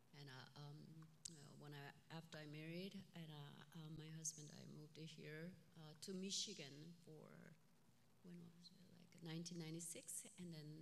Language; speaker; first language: English; non-native, fluent; Korean